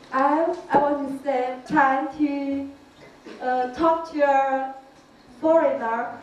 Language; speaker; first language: English; non-native, learner; Chinese